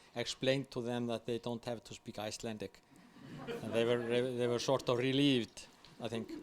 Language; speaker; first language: English; non-native, fluent; Icelandic